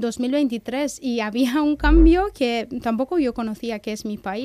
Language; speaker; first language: Spanish; non-native, fluent; Persian